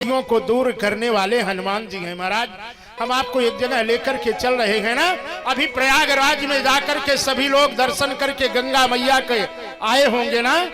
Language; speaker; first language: Hindi; native; Hindi